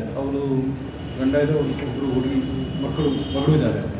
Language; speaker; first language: Kannada; non-native, fluent; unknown